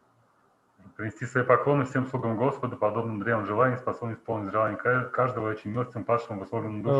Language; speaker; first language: Russian; native; Russian